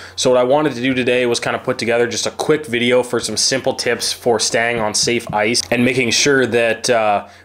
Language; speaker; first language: English; native; English